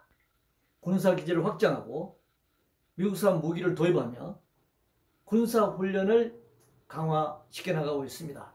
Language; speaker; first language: Korean; native; Korean